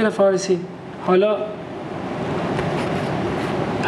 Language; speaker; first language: Persian; non-native, fluent; Albanian